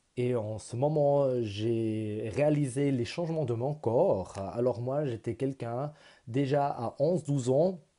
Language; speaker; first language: French; non-native, local second language; German